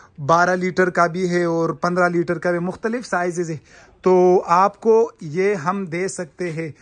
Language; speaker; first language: Urdu; non-native, local second language; Pashto